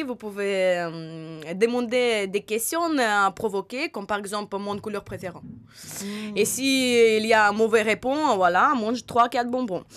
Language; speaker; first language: French; non-native, learner; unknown